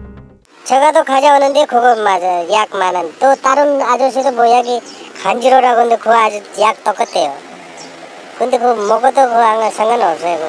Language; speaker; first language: Korean; non-native, learner; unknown